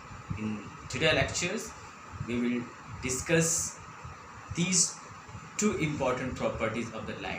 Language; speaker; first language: English; non-native, local second language; Hindi